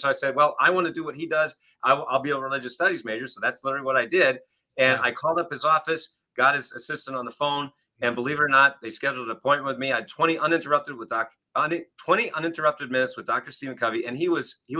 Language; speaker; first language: English; native; English